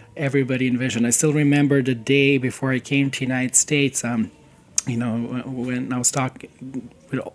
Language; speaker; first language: English; non-native, fluent; Serbian